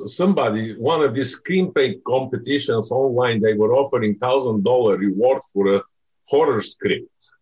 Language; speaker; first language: English; non-native, fluent; Bulgarian